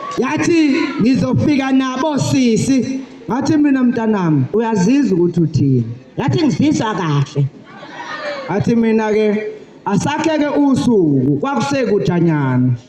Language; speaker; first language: Zulu; native; Zulu